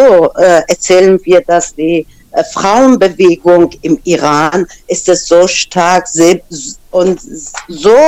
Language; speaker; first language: German; non-native, fluent; Persian